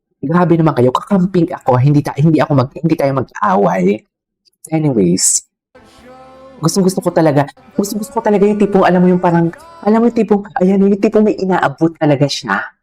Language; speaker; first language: Filipino; non-native, local second language; Hiligaynon